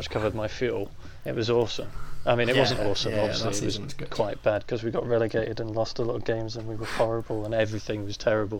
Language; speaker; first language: English; native; English